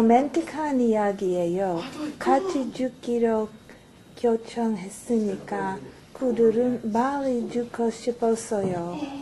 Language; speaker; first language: Korean; non-native, learner; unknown